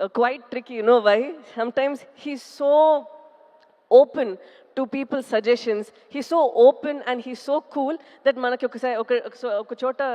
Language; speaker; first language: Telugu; non-native, local second language; Tamil